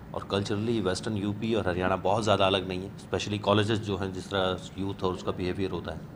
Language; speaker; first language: Hindi; native; Hindi